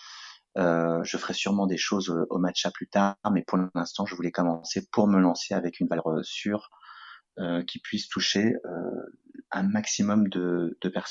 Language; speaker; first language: French; native; French